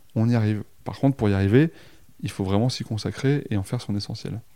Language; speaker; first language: French; native; French